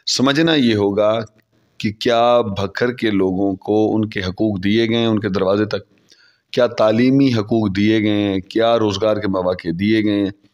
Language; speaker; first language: Urdu; non-native, local second language; Saraiki